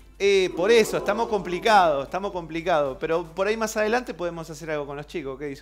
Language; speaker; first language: Spanish; native; Spanish